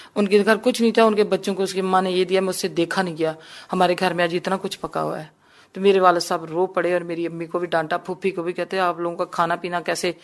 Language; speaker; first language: Urdu; non-native, local second language; Punjabi